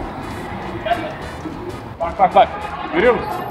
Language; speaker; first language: Turkish; native; Turkish